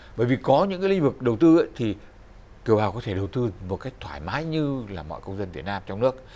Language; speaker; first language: Vietnamese; native; Vietnamese